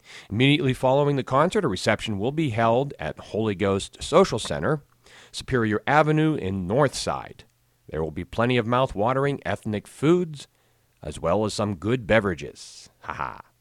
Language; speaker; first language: English; native; English